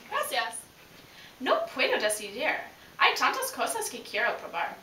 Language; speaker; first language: Spanish; non-native, learner; English